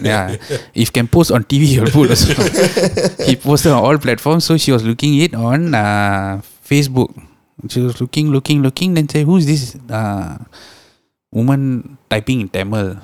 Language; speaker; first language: English; non-native, local second language; Tamil